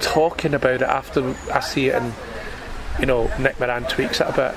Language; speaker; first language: English; native; English